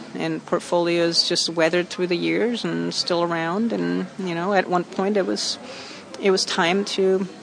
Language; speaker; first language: English; non-native, fluent; German